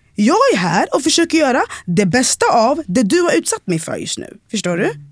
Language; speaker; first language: Swedish; native; Swedish